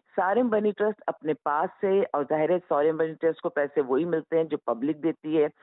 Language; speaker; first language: Urdu; native; Urdu